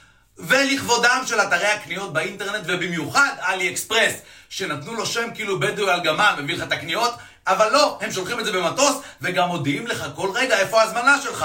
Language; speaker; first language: Hebrew; native; Hebrew